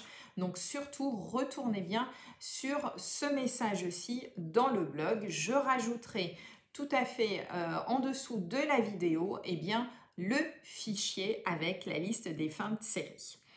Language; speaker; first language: French; native; French